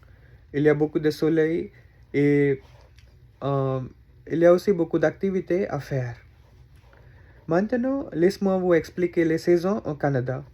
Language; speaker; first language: French; non-native, learner; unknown